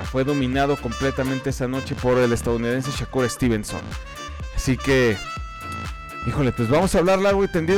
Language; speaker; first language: Spanish; native; Spanish